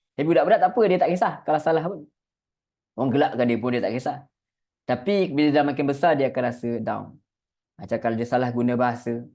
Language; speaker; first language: Malay; native; Malay